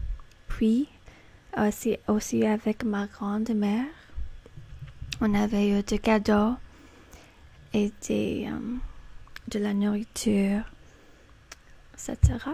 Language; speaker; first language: French; non-native, fluent; English